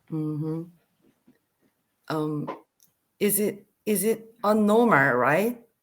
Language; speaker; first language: English; non-native, learner; Korean